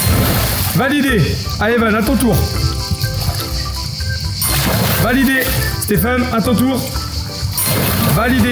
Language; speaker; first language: French; native; French